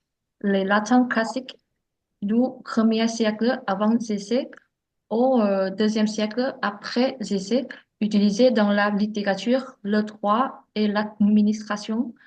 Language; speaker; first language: French; non-native, learner; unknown